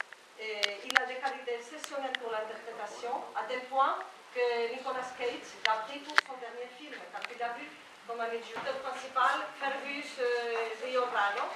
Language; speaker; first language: French; non-native, fluent; Spanish